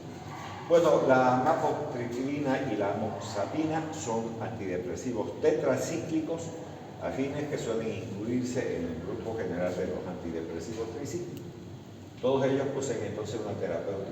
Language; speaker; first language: Spanish; native; Spanish